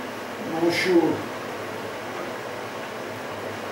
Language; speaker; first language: French; non-native, learner; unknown